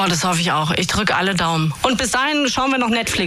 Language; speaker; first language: German; native; German